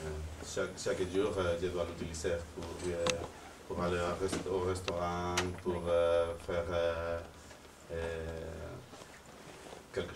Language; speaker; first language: French; non-native, fluent; Spanish